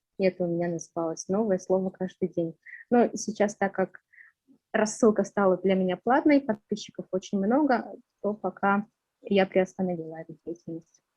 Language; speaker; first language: Russian; non-native, local second language; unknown